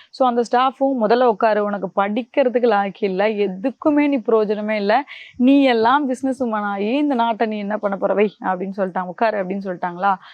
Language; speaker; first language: Tamil; native; Tamil